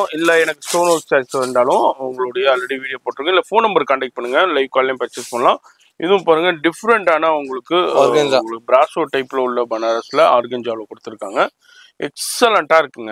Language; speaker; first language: Tamil; native; Tamil